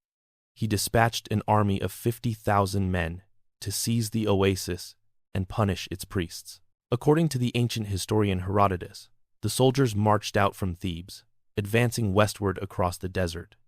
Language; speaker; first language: English; native; English